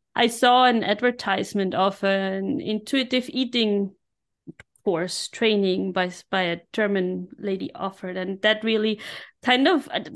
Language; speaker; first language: English; non-native, fluent; German